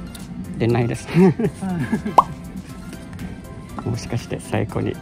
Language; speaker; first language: Japanese; non-native, fluent; Thai